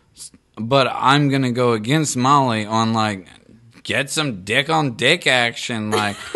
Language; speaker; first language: English; native; English